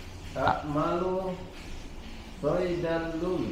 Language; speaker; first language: Arabic; non-native, learner; Indonesian